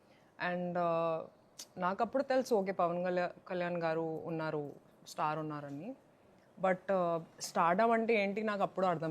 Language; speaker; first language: Telugu; non-native, fluent; Hindi